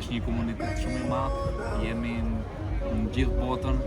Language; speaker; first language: Albanian; early bilingual, heritage; Albanian